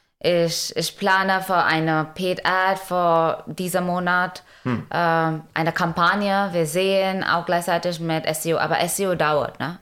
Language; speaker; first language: German; non-native, learner; Hindi